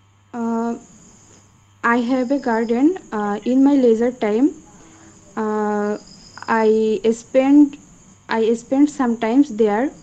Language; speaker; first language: English; non-native, learner; Bangla